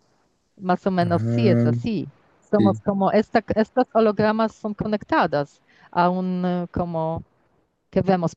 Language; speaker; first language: Spanish; non-native, learner; Polish